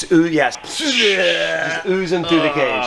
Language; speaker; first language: English; native; English